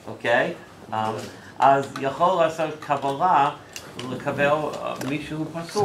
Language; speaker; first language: Hebrew; non-native, fluent; English